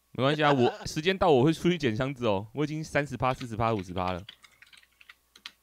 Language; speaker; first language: Chinese; native; Chinese